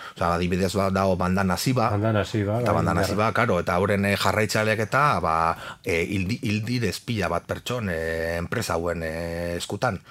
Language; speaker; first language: Basque; native; Basque